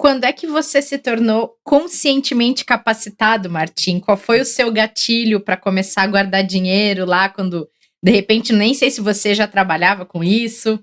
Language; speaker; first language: Portuguese; native; Portuguese